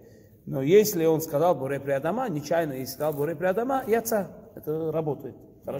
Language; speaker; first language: Russian; early bilingual, heritage; Russian